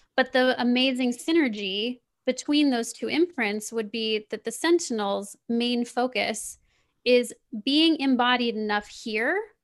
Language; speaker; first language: English; native; English